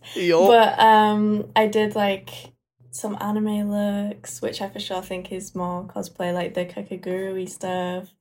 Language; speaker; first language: English; native; English